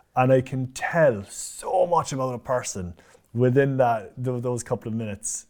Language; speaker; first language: English; native; English